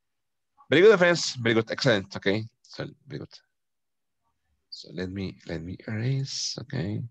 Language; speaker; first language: English; non-native, fluent; Spanish